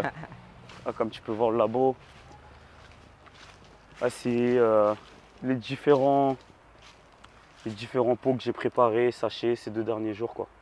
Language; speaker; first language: French; non-native, local second language; Comorian